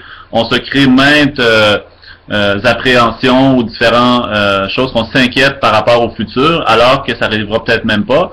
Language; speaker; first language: French; native; French